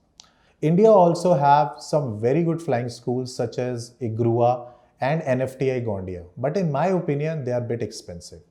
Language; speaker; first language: English; non-native, local second language; Hindi